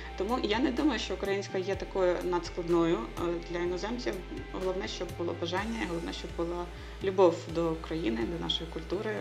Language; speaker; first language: Ukrainian; native; Ukrainian